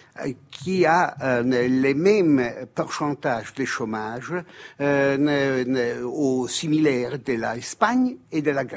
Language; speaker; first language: French; non-native, fluent; Italian